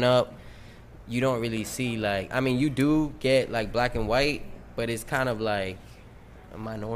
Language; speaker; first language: English; early bilingual, other home language; Spanish